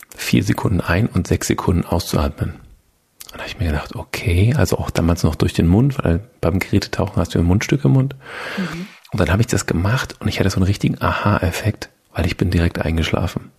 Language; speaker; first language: German; native; German